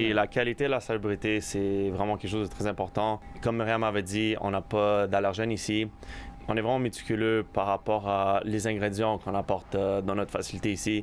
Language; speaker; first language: French; native; French